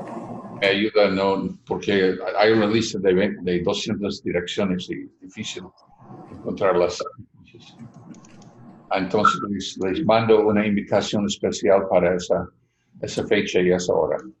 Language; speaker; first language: Spanish; non-native, fluent; English